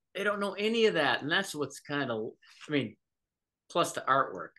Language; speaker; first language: English; native; English